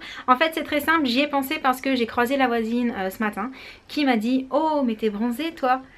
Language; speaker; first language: French; native; French